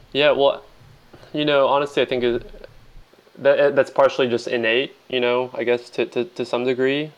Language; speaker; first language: English; native; English